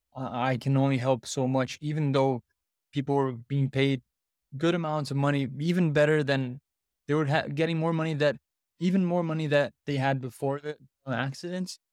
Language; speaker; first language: English; non-native, fluent; Portuguese